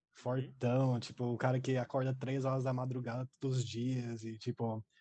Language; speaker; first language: Portuguese; non-native, fluent; English